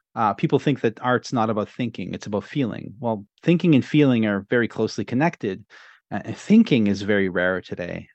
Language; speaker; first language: English; native; English